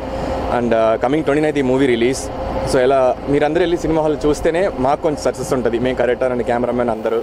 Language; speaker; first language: Telugu; non-native, learner; Tamil